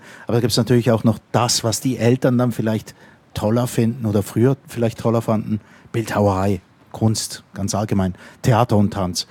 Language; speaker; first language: German; native; German